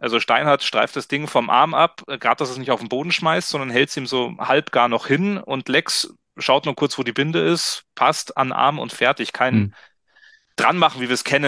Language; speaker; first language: German; native; German